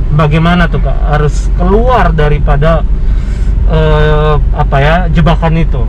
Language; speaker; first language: Indonesian; native; Indonesian